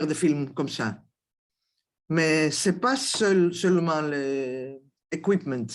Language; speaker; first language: French; non-native, learner; Greek